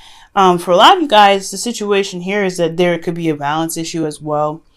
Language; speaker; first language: English; native; English